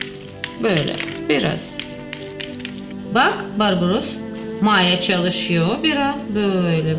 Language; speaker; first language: Turkish; non-native, learner; Russian